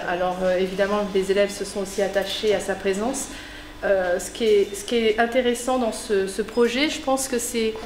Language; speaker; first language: French; native; French